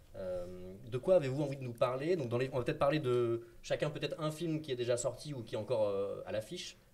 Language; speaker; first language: French; native; French